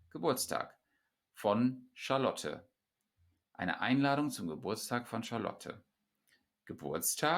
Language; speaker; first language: German; non-native, fluent; English